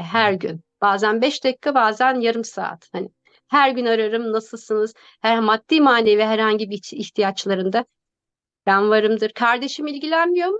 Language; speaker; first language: Turkish; native; Turkish